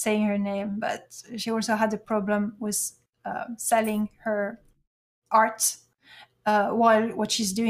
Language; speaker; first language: English; non-native, fluent; French